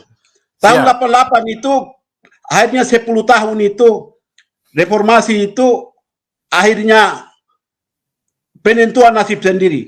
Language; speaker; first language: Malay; non-native, local second language; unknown